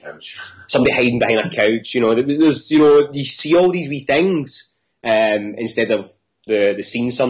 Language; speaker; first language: English; native; English